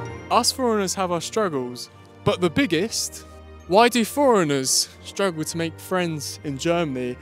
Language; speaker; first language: English; native; English